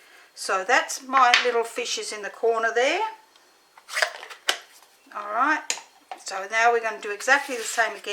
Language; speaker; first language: English; native; English